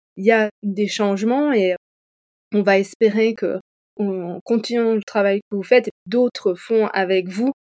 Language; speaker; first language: French; native; French